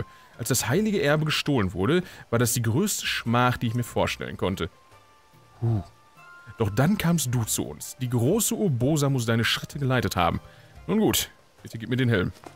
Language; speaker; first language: German; native; German